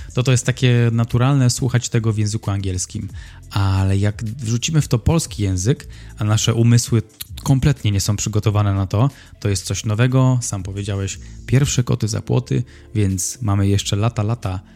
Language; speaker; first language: Polish; native; Polish